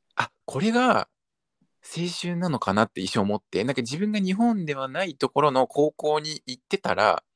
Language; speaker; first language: Japanese; early bilingual, other home language; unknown